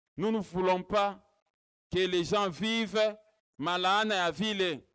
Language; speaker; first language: French; non-native, local second language; Swahili